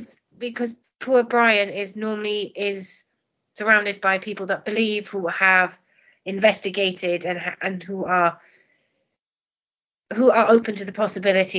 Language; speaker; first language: English; non-native, local second language; Welsh